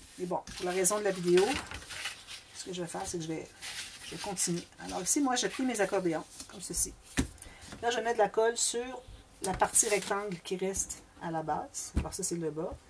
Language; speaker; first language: French; native; French